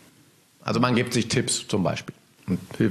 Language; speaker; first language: German; native; German